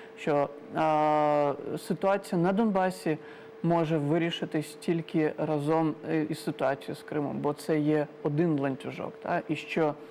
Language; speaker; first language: Ukrainian; non-native, local second language; Crimean Tatar